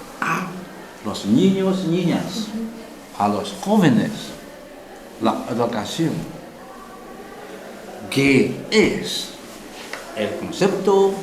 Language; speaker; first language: Spanish; non-native, learner; Chinese